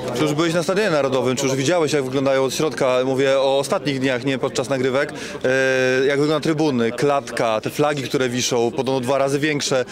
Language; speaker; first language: Polish; native; Polish